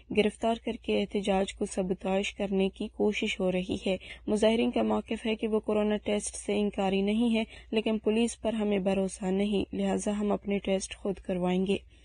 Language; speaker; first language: Urdu; non-native, local second language; Baluchi